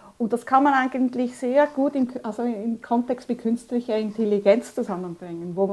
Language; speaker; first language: German; early bilingual, other home language; Spanish